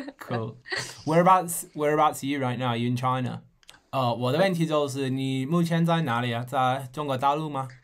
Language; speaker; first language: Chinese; non-native, fluent; English